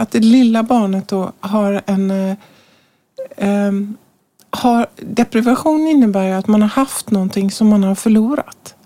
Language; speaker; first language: Swedish; native; Swedish